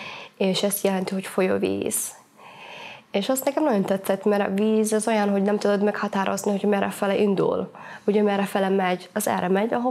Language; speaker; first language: Hungarian; non-native, fluent; Somali